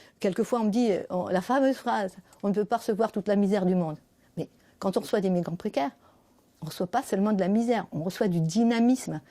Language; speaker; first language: French; native; French